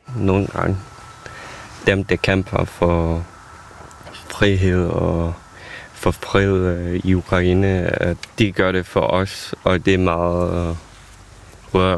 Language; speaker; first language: Danish; non-native, fluent; Ukrainian